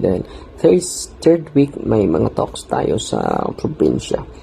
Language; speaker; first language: Filipino; native; Filipino